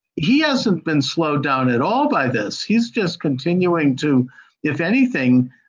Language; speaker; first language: English; native; English